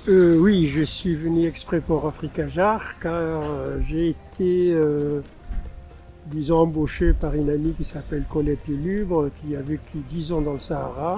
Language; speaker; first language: French; non-native, local second language; Tamasheq